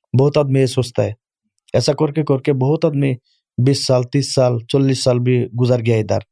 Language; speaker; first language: Urdu; non-native, learner; Bangla